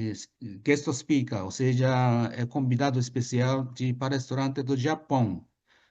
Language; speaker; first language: Portuguese; non-native, fluent; Japanese